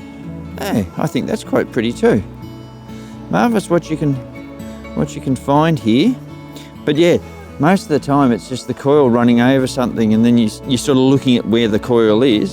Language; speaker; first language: English; native; English